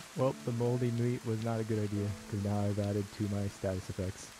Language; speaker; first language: English; native; English